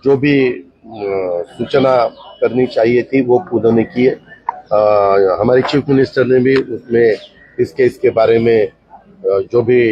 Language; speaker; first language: Hindi; non-native, local second language; Marathi